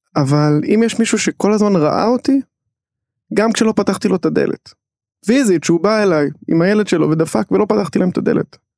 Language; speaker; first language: Hebrew; native; Hebrew